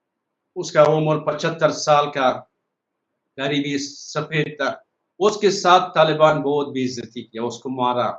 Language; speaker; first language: Hindi; non-native, fluent; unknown